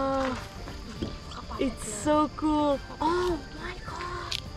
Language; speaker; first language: English; non-native, learner; Turkish